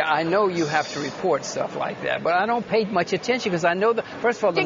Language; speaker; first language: English; native; English